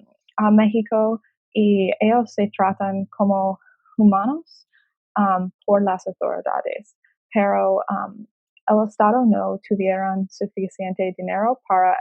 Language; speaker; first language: Spanish; non-native, learner; English